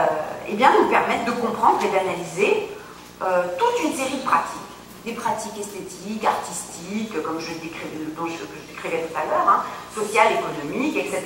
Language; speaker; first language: French; native; French